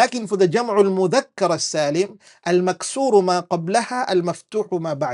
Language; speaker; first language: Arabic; non-native, fluent; English